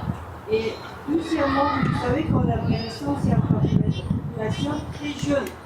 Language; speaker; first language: French; non-native, learner; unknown